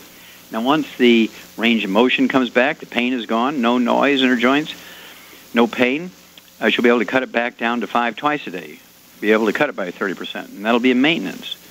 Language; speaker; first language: English; native; English